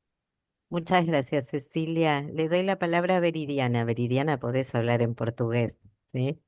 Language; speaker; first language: Spanish; native; Spanish